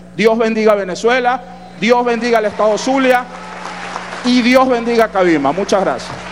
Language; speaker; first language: Spanish; native; Spanish